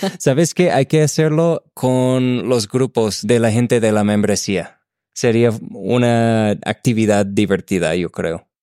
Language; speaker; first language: Spanish; non-native, fluent; English